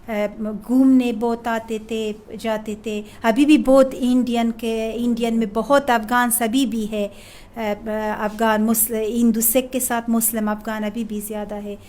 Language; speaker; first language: Hindi; non-native, fluent; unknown